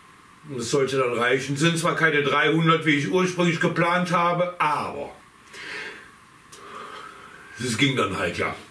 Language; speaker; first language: German; native; German